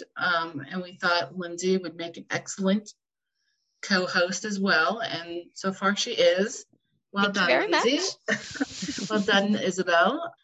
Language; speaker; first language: English; native; English